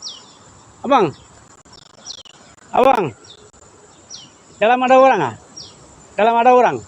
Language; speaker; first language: Indonesian; non-native, learner; Bangla